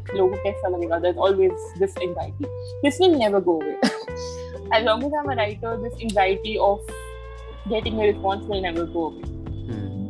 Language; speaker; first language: English; non-native, local second language; Hindi